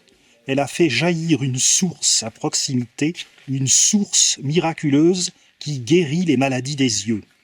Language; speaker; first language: French; native; French